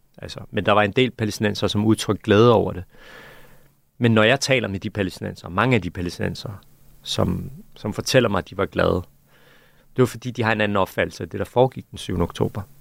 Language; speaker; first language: Danish; early bilingual, other home language; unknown